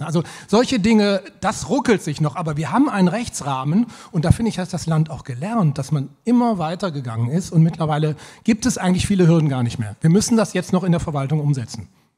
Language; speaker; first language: German; native; German